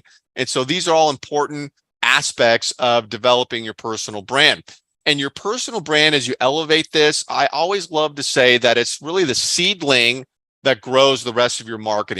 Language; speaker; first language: English; native; English